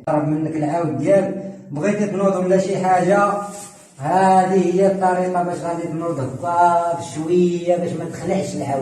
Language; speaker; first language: Arabic; native; Arabic